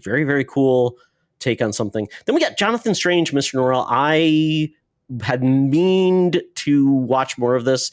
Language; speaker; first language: English; native; English